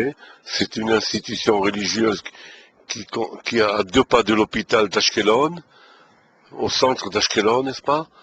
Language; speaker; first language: French; non-native, fluent; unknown